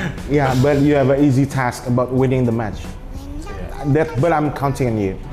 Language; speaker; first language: English; non-native, fluent; Indonesian